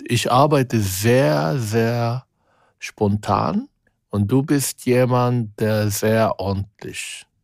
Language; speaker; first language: German; non-native, fluent; Arabic